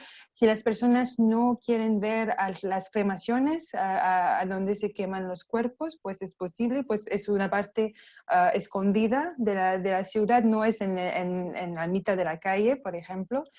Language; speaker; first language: Spanish; non-native, fluent; French